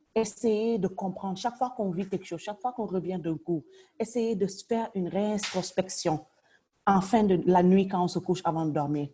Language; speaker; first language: French; non-native, local second language; Wolof